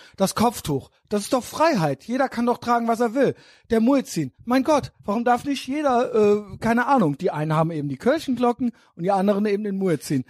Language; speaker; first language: German; native; German